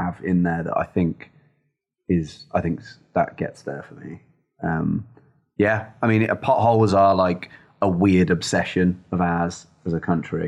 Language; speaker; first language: English; native; English